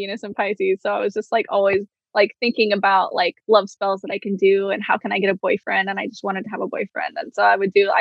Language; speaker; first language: English; native; English